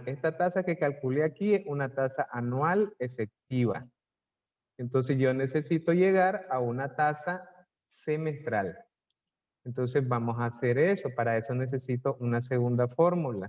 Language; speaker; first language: Spanish; native; Spanish